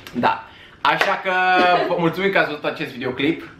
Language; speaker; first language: Romanian; native; Romanian